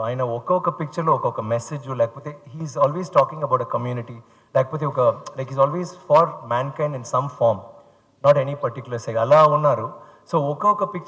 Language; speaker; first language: Telugu; non-native, fluent; Tamil